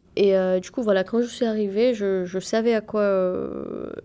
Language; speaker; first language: French; early bilingual, other home language; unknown